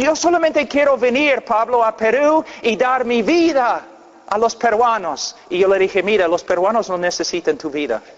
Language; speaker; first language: Spanish; non-native, fluent; English